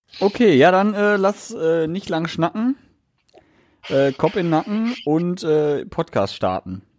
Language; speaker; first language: German; native; German